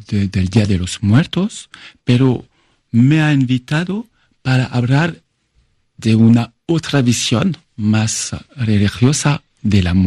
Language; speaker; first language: Spanish; non-native, fluent; French